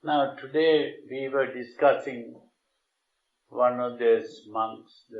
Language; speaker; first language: English; non-native, local second language; Sinhala